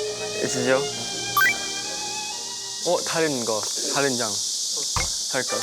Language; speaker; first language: Korean; non-native, learner; Japanese